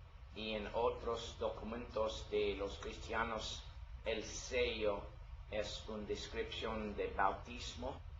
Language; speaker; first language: Spanish; non-native, learner; English